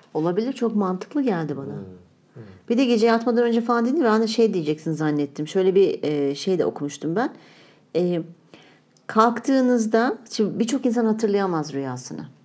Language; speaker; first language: Turkish; native; Turkish